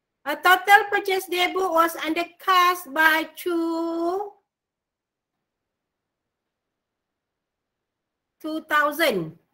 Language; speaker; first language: English; non-native, local second language; Malay